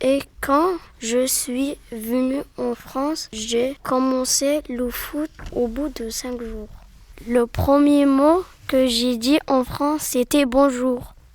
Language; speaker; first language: French; non-native, learner; Arabic